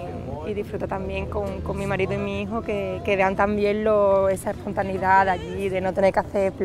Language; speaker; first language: Spanish; native; Spanish